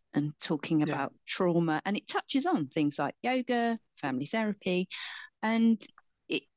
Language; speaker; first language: English; native; English